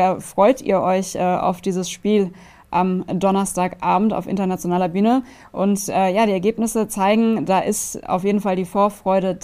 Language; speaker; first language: German; native; German